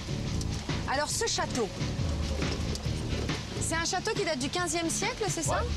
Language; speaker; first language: French; native; French